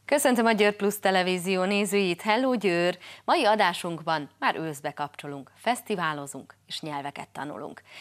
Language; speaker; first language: Hungarian; native; Hungarian